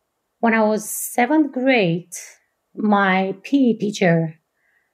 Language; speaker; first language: English; non-native, fluent; Romanian